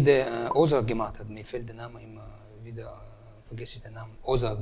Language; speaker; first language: German; native; German